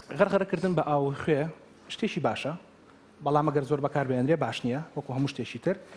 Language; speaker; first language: Central Kurdish; native; Central Kurdish